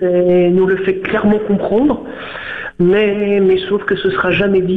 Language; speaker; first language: French; native; French